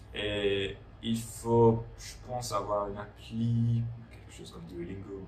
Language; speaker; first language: French; non-native, fluent; English